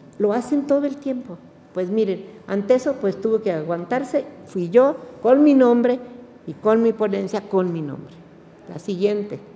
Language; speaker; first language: Spanish; native; Spanish